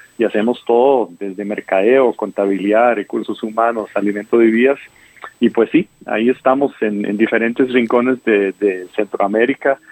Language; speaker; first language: Spanish; non-native, fluent; German